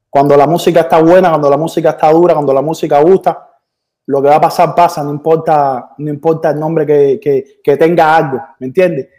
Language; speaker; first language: Spanish; native; Spanish